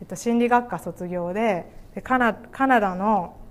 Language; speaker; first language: Japanese; native; Japanese